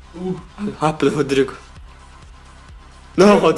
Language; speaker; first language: Portuguese; native; Portuguese